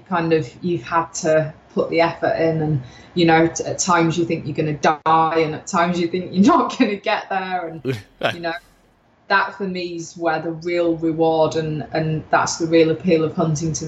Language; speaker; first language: English; native; English